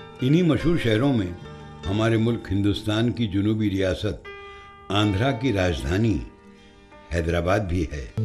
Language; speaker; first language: Urdu; native; Urdu